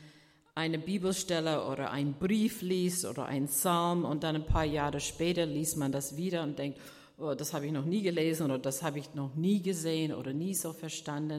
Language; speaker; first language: German; non-native, fluent; English